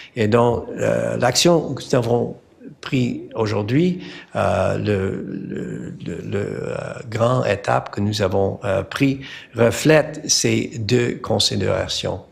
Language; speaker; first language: French; non-native, learner; English